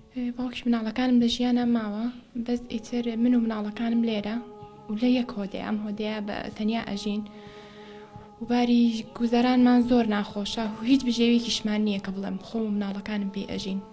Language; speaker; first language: Central Kurdish; native; Central Kurdish